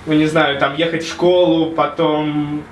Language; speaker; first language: Russian; native; Russian